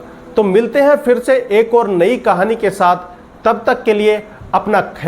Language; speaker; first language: Hindi; native; Hindi